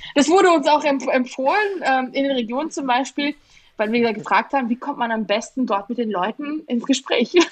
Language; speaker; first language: German; early bilingual, other home language; Georgian